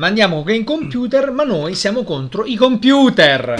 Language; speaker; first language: Italian; native; Italian